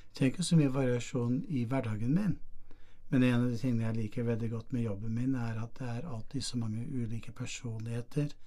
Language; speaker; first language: Norwegian; non-native, fluent; English